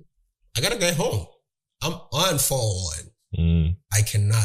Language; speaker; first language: English; non-native, local second language; Yoruba